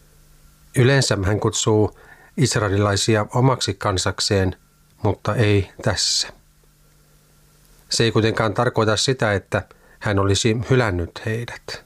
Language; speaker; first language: Finnish; native; Finnish